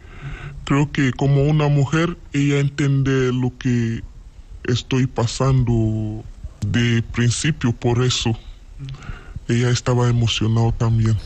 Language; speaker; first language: Spanish; non-native, learner; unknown